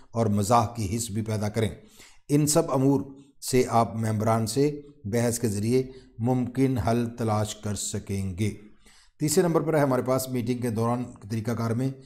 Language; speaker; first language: Urdu; non-native, local second language; Punjabi